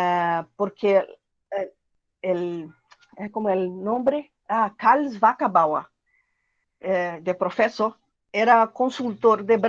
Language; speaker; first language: Spanish; non-native, learner; Portuguese